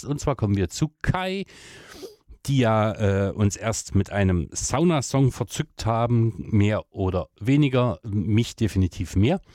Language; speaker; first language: German; native; German